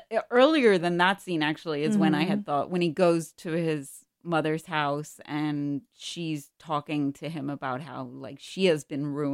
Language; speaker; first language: English; native; English